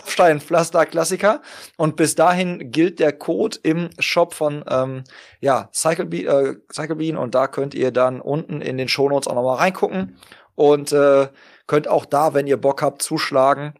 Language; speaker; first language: German; native; German